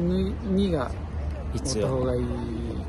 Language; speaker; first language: Japanese; non-native, fluent; Portuguese